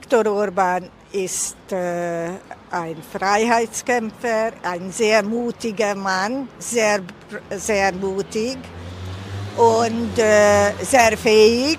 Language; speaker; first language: German; non-native, fluent; Hungarian